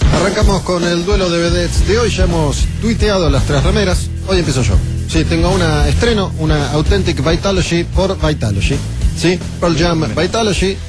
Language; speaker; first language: Spanish; native; Spanish